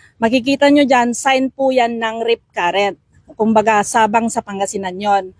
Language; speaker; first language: Filipino; non-native, local second language; Pangasinan